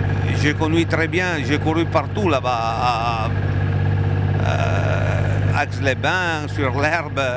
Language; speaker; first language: French; non-native, fluent; Italian